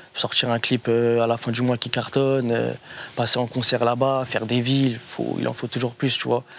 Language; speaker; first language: French; native; French